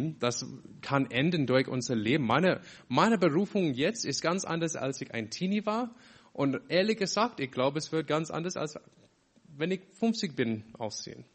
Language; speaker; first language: German; non-native, fluent; English